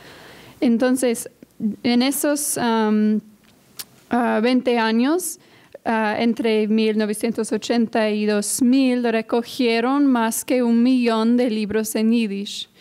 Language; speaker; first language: Spanish; non-native, fluent; English